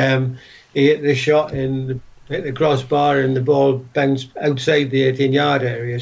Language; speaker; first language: English; native; English